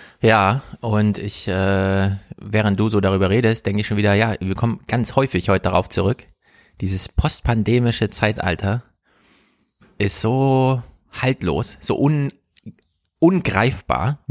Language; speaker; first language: German; native; German